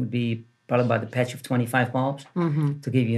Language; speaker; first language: English; non-native, fluent; Dutch